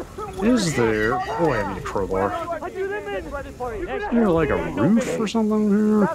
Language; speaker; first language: English; native; English